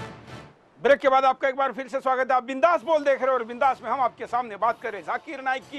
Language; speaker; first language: Hindi; native; Hindi